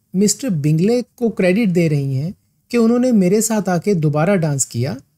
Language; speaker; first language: Hindi; non-native, local second language; Punjabi